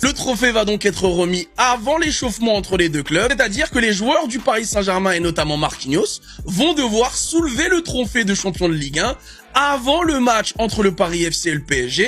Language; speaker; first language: French; native; French